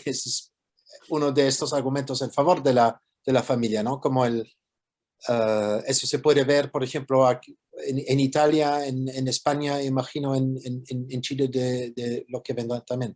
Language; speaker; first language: Spanish; non-native, fluent; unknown